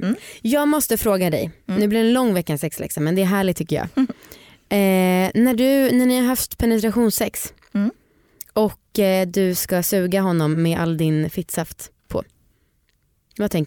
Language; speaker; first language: Swedish; native; Swedish